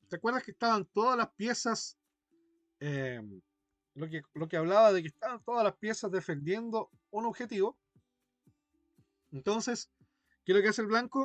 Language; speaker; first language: Spanish; native; Spanish